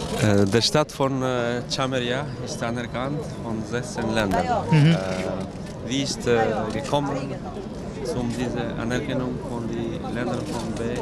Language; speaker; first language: German; non-native, learner; Albanian